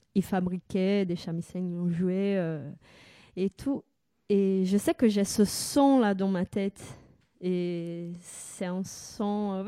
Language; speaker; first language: French; non-native, fluent; Portuguese